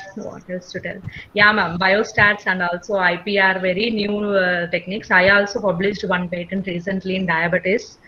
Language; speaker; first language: English; non-native, local second language; Telugu